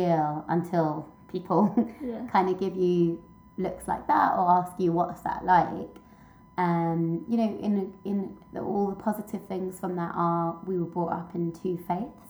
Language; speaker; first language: English; native; English